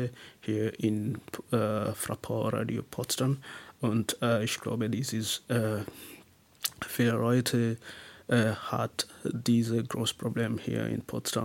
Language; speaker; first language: German; non-native, learner; English